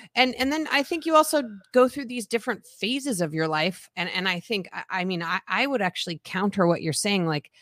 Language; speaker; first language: English; native; English